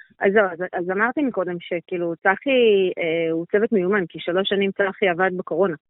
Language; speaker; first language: Hebrew; native; Hebrew